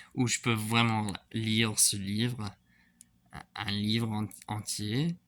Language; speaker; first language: French; non-native, fluent; English